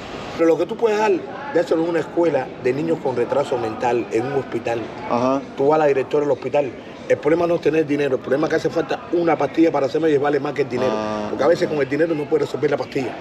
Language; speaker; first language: Spanish; native; Spanish